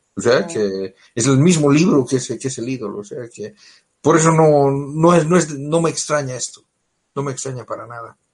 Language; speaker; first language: Spanish; native; Spanish